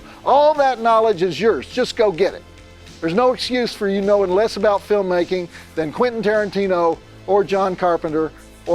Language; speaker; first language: English; native; English